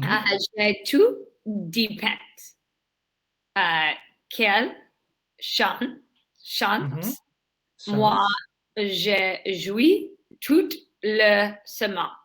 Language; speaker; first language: French; non-native, learner; English